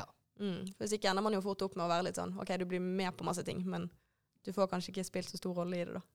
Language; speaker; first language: Norwegian; native; Norwegian